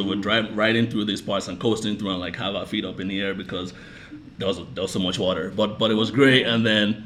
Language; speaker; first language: English; non-native, local second language; Yoruba